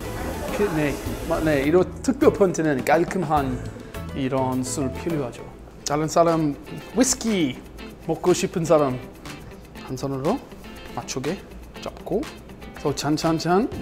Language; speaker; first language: Korean; non-native, learner; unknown